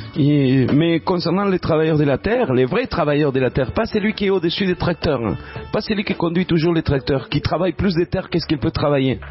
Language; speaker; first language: French; native; French